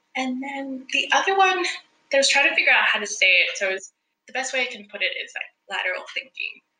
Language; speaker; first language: English; non-native, fluent; Spanish